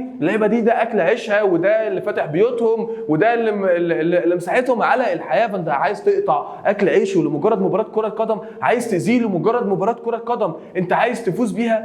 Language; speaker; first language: Arabic; native; Arabic